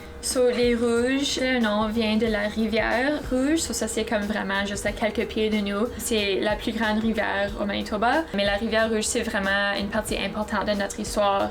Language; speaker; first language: French; native; French